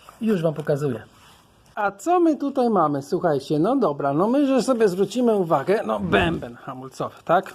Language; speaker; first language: Polish; native; Polish